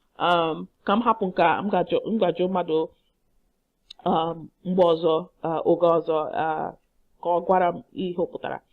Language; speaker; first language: Igbo; non-native, learner; English